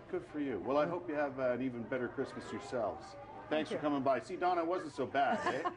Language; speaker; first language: English; native; English